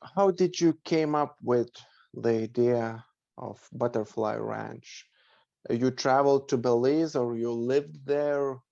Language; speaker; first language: English; non-native, fluent; Lithuanian